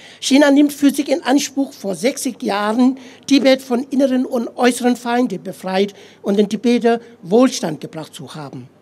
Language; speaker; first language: German; non-native, fluent; Tibetan